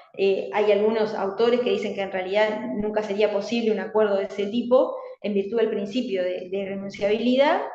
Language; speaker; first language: Spanish; native; Spanish